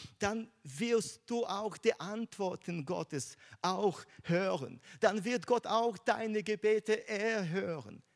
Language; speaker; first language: German; non-native, fluent; Russian